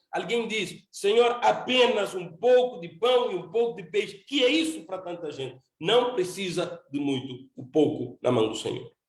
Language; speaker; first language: Portuguese; non-native, local second language; Kabuverdianu